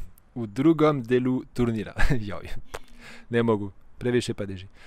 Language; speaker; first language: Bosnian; non-native, fluent; French